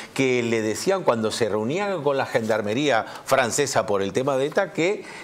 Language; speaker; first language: Spanish; native; Spanish